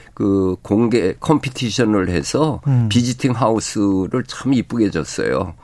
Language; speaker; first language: Korean; native; Korean